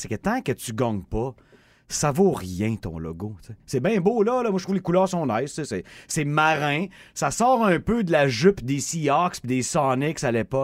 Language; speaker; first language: French; native; French